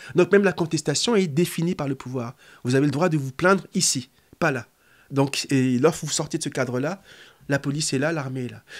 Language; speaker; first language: French; non-native, local second language; Lingala